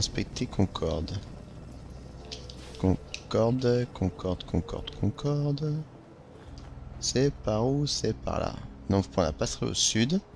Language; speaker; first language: French; native; French